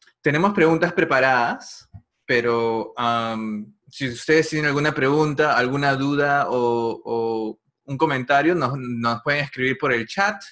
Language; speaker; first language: Spanish; non-native, fluent; English